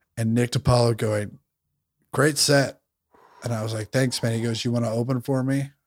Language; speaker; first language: English; native; English